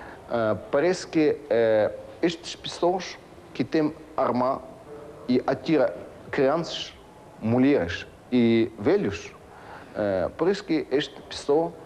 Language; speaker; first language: Portuguese; non-native, learner; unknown